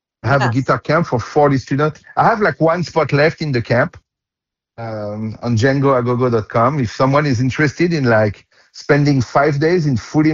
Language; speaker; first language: English; non-native, fluent; French